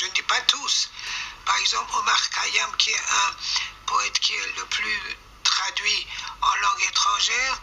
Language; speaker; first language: French; non-native, fluent; Persian